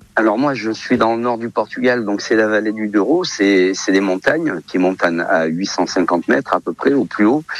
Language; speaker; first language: French; early bilingual, other home language; Portuguese